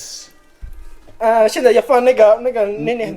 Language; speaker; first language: Chinese; early bilingual, heritage; Chinese